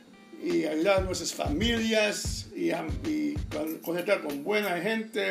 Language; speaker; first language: Spanish; non-native, fluent; English